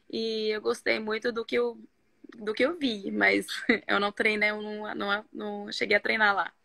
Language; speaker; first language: Portuguese; non-native, fluent; Norwegian